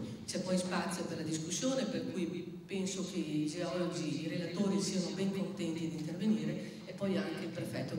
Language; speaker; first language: Italian; native; Italian